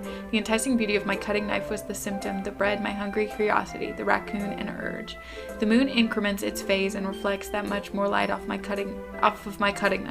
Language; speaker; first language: English; native; English